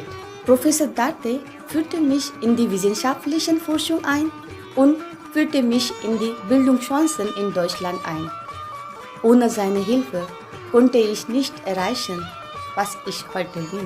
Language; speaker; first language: German; non-native, fluent; Marathi